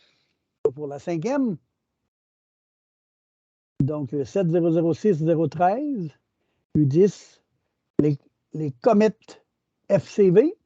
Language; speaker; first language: French; native; French